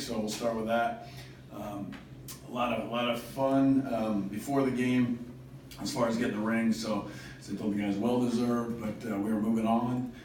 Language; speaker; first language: English; native; English